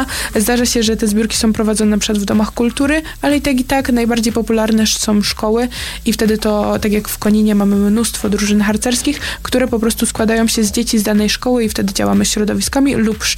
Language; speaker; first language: Polish; native; Polish